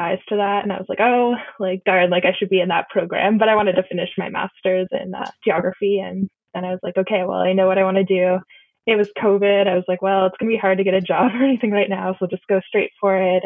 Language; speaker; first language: English; native; English